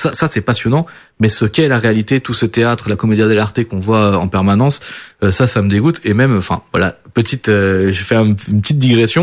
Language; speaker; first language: French; early bilingual, other home language; Portuguese